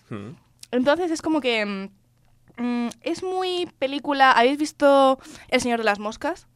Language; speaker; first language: Spanish; native; Spanish